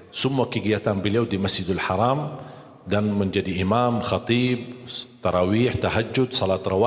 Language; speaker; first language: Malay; non-native, fluent; Arabic